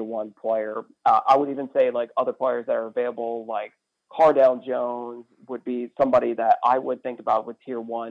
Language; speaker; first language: English; native; English